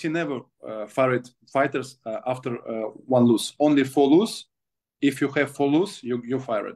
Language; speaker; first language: English; non-native, learner; Ukrainian